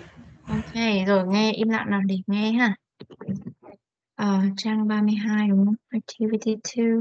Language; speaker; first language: Vietnamese; native; Vietnamese